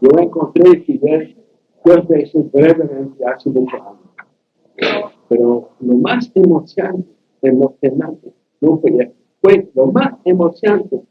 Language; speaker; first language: Spanish; non-native, learner; English